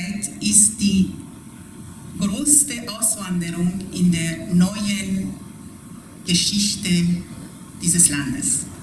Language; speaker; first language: German; non-native, fluent; Persian